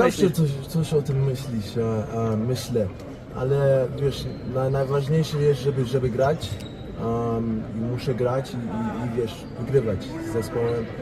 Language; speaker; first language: Polish; early bilingual, heritage; English